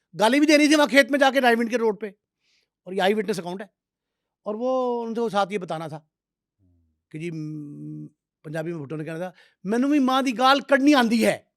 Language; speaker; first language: Urdu; non-native, local second language; Punjabi